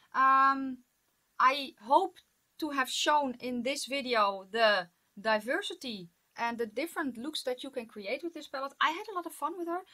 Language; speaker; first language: English; non-native, fluent; Dutch